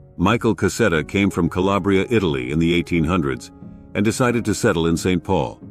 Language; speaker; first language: English; native; English